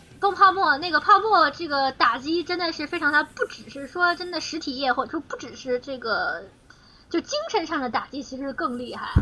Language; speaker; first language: Chinese; native; Chinese